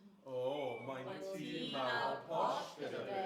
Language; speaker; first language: Welsh; non-native, learner; English